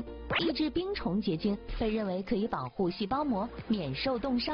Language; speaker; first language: Chinese; native; Chinese